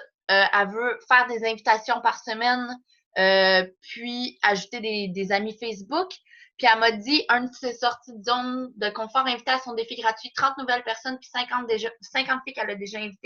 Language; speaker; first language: French; native; French